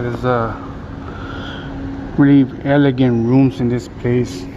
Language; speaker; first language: English; native; English